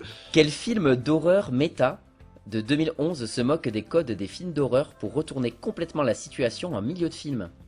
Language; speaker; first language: French; native; French